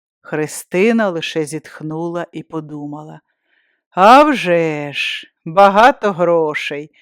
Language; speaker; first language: Ukrainian; native; Ukrainian